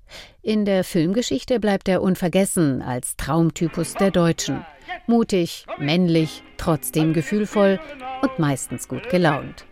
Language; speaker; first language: German; native; German